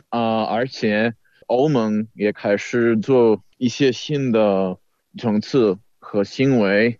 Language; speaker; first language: Chinese; non-native, fluent; Czech